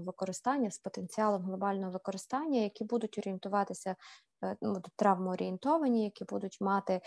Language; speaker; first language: Ukrainian; native; Ukrainian